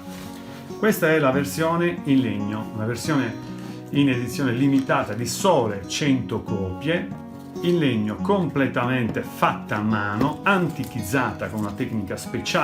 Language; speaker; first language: Italian; native; Italian